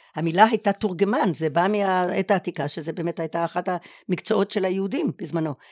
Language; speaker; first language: Hebrew; native; Hebrew